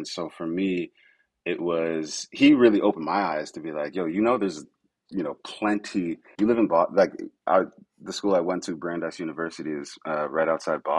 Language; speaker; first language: English; native; English